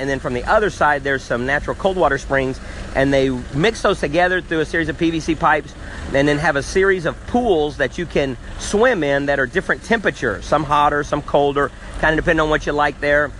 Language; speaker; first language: English; native; English